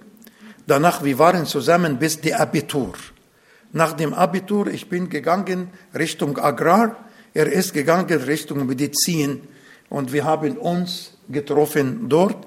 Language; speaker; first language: German; non-native, learner; Arabic